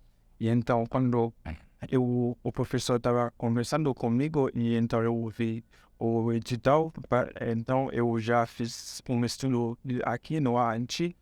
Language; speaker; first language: Portuguese; non-native, fluent; Haitian Creole